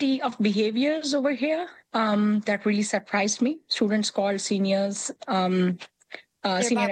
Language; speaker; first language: English; non-native, local second language; Punjabi